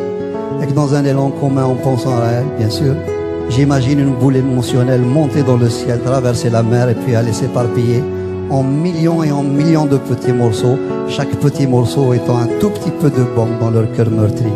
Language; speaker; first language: French; non-native, local second language; Kabyle